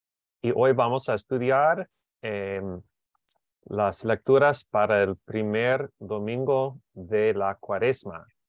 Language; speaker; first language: Spanish; non-native, learner; English